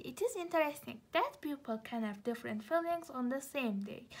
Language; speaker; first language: English; non-native, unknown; Azerbaijani